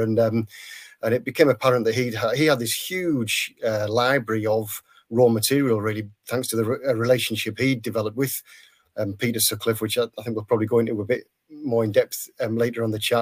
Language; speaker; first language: English; native; English